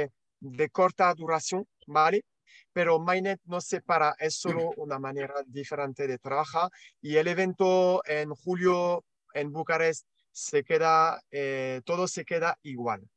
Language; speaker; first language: Spanish; non-native, learner; French